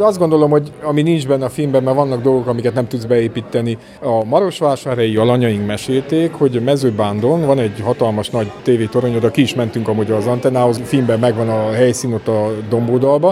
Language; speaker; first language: Hungarian; native; Hungarian